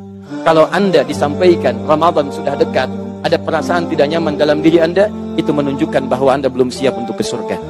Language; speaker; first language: Indonesian; native; Indonesian